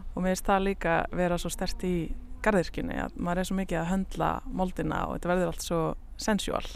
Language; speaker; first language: Icelandic; native; Icelandic